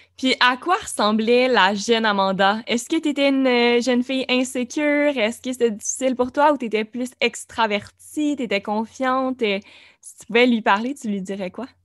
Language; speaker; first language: French; native; French